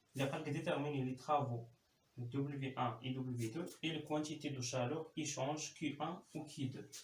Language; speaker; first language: French; non-native, local second language; Arabic